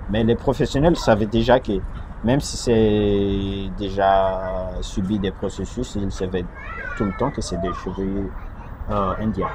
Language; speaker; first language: French; non-native, fluent; Chinese